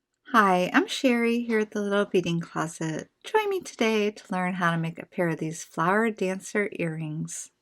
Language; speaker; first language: English; native; English